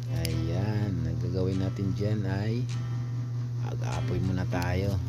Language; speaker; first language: Filipino; non-native, local second language; Cebuano